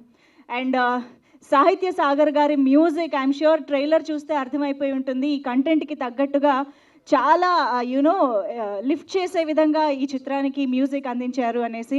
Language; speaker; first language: Telugu; native; Telugu